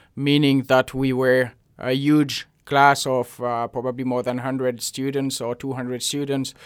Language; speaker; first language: English; non-native, fluent; French